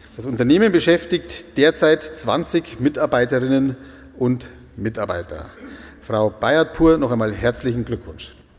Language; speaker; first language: German; native; German